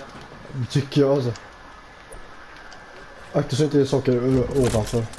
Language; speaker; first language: Swedish; early bilingual, other home language; Turkish